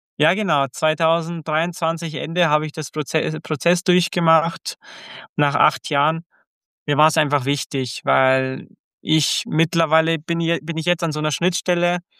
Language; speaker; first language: German; early bilingual, other home language; Croatian